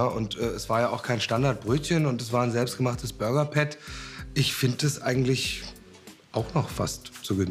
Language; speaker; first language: German; native; German